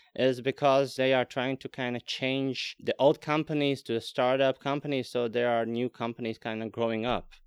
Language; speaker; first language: English; non-native, fluent; Latvian